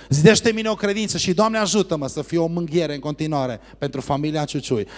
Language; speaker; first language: Romanian; early bilingual, heritage; Romanian